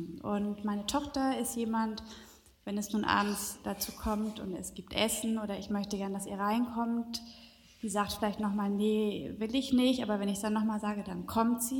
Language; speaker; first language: German; native; German